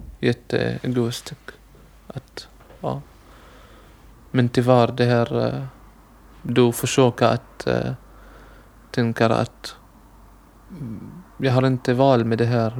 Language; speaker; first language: Swedish; non-native, learner; Arabic